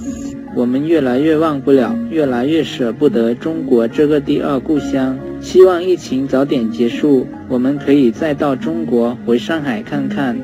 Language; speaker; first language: Chinese; non-native, fluent; Lao